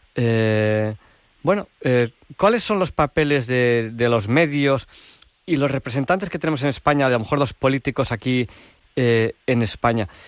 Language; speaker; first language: Spanish; native; Spanish